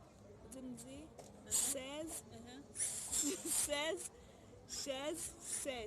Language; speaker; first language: French; non-native, local second language; Haitian Creole